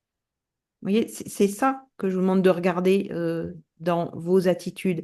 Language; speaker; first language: French; native; French